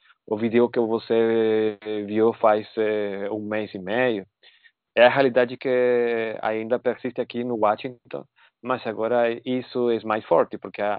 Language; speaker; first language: Portuguese; non-native, fluent; Spanish